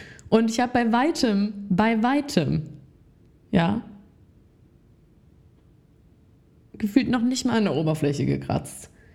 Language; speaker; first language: German; native; German